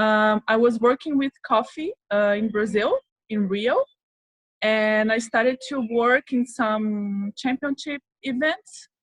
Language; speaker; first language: English; non-native, fluent; Portuguese